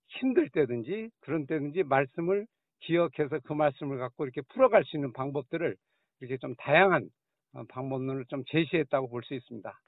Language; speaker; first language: Korean; native; Korean